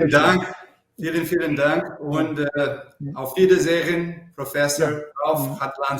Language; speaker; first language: German; non-native, learner; Portuguese